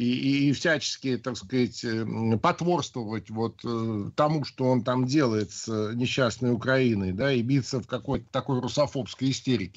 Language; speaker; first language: Russian; native; Russian